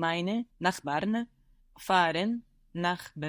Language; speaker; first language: German; non-native, learner; English